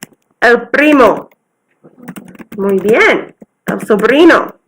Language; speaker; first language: Spanish; non-native, fluent; English